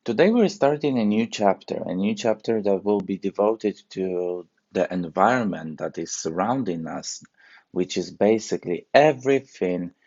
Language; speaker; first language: English; non-native, fluent; Polish